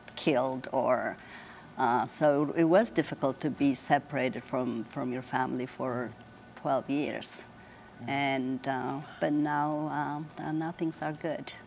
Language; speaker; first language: English; non-native, fluent; Amharic